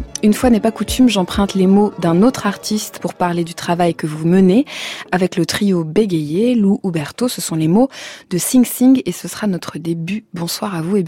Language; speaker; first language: French; native; French